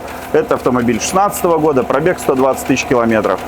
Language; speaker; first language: Russian; native; Russian